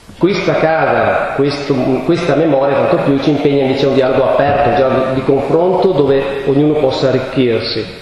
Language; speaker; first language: Italian; native; Italian